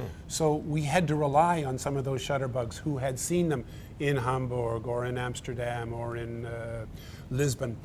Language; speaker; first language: English; native; English